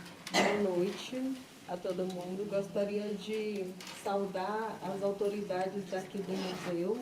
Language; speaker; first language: Portuguese; non-native, local second language; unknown